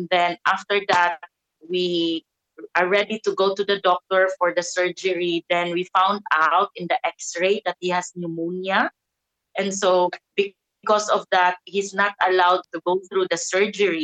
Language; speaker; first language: English; non-native, local second language; Cebuano